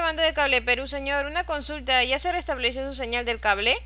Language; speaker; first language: Spanish; native; Spanish